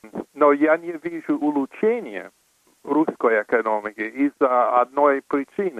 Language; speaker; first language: Russian; non-native, fluent; English